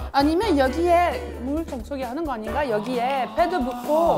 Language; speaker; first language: Korean; non-native, fluent; French